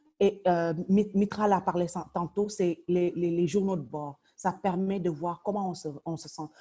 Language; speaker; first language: French; non-native, local second language; Wolof